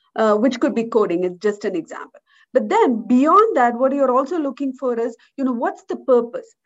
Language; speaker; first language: English; non-native, local second language; Malayalam